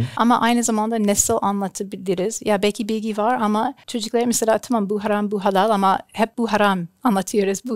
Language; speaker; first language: Turkish; non-native, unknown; English